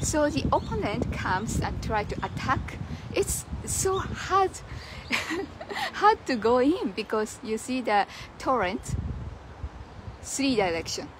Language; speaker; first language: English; non-native, learner; Japanese